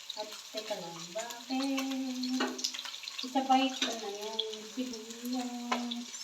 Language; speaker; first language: Filipino; non-native, local second language; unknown